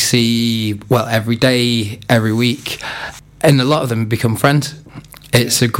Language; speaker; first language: English; native; English